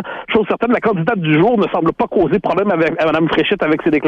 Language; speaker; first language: French; native; French